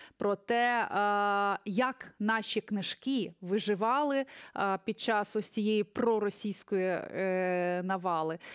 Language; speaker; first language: Ukrainian; early bilingual, other home language; Russian